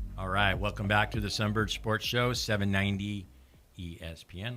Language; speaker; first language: English; native; English